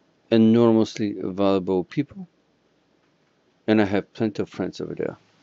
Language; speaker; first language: English; non-native, fluent; Polish